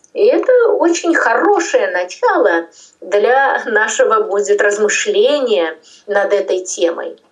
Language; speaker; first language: Russian; non-native, local second language; Tajik